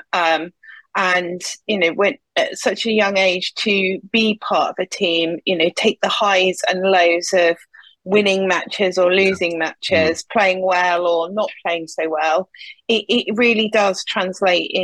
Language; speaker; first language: English; native; English